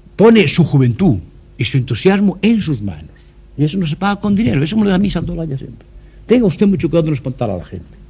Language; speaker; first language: Spanish; non-native, local second language; Galician